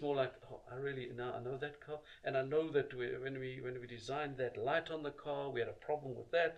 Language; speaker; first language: English; native; English